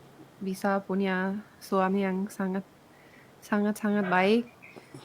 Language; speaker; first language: Indonesian; non-native, fluent; Finnish